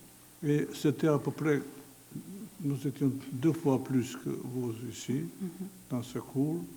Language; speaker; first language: French; non-native, fluent; Albanian